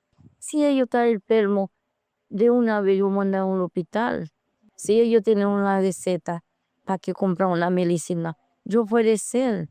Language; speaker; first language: Spanish; non-native, learner; Haitian Creole